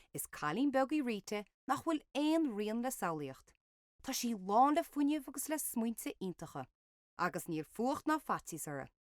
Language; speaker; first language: Irish; native; Irish